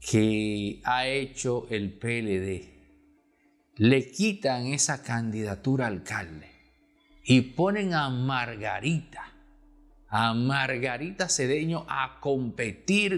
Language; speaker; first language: Spanish; native; Spanish